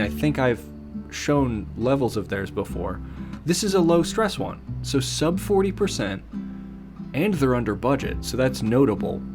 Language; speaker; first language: English; native; English